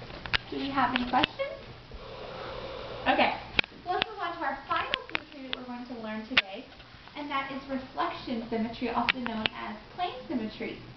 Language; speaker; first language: English; native; English